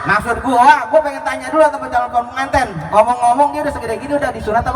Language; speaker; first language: Indonesian; native; Indonesian